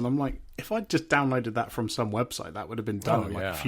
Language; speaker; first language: English; native; English